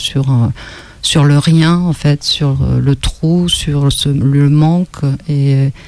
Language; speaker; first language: French; non-native, fluent; Spanish